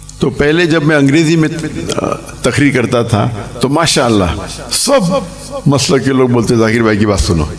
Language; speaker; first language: Urdu; non-native, local second language; Konkani